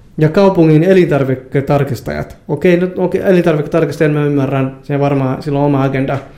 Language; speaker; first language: Finnish; early bilingual, other home language; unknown